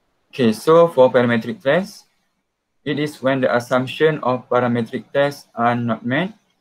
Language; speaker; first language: English; non-native, local second language; Malay